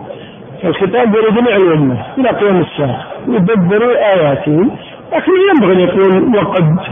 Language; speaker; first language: Arabic; native; Arabic